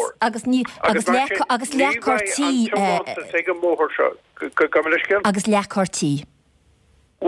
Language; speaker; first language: Irish; native; Irish